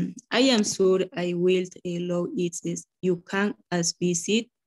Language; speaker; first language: English; non-native, learner; Spanish